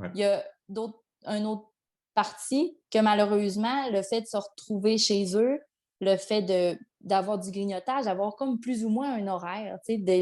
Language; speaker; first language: French; native; French